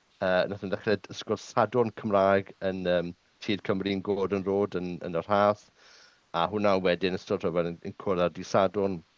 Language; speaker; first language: Welsh; non-native, local second language; English